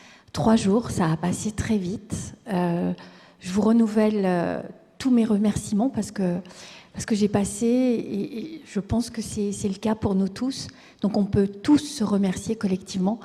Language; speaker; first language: French; native; French